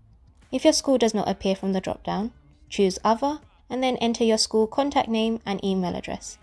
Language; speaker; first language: English; native; English